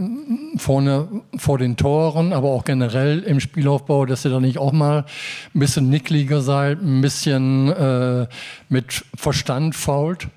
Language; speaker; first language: German; native; German